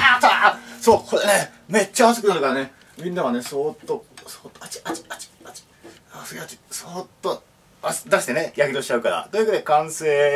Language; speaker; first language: Japanese; native; Japanese